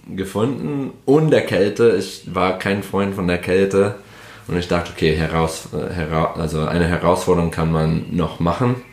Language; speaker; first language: German; non-native, fluent; English